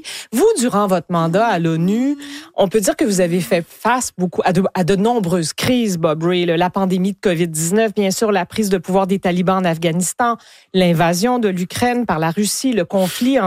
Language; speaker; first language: French; native; French